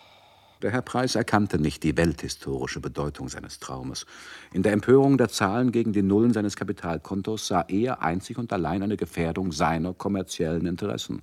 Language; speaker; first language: German; native; German